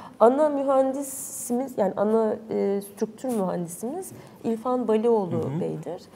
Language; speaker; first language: Turkish; native; Turkish